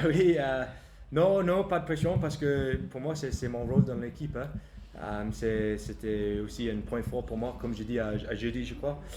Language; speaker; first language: French; non-native, learner; English